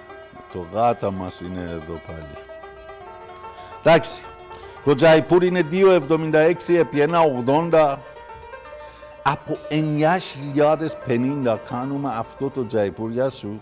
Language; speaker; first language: Greek; non-native, learner; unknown